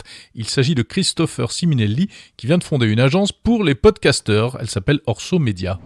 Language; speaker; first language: French; native; French